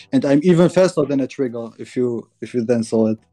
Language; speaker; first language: English; non-native, fluent; German